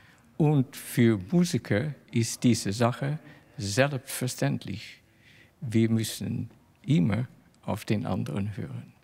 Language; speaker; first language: German; non-native, fluent; Dutch